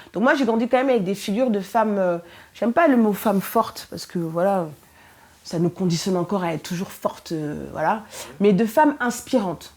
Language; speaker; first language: French; early bilingual, other home language; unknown